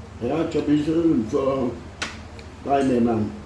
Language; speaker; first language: English; non-native, learner; Thai